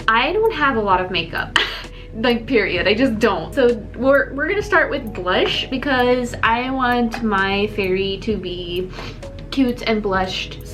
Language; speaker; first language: English; native; English